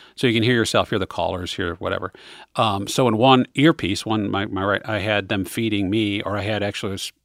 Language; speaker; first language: English; native; English